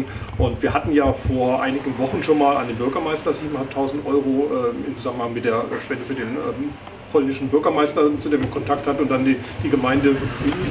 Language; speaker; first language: German; native; German